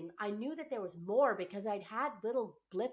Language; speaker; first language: English; native; English